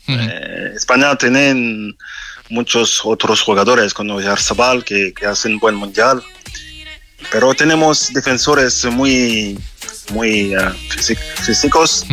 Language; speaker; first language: Spanish; non-native, fluent; French